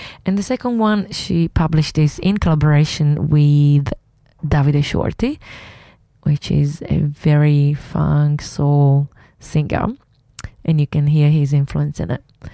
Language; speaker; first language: English; non-native, fluent; Italian